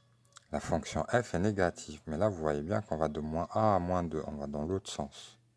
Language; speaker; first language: French; native; French